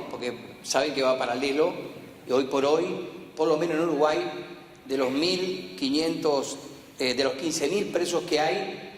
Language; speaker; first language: Spanish; native; Spanish